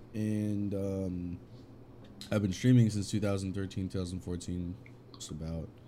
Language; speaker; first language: English; early bilingual, other home language; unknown